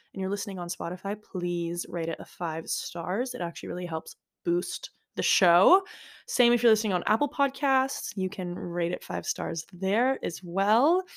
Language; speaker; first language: English; native; English